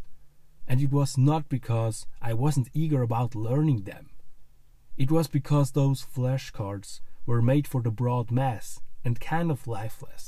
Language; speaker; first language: English; non-native, fluent; German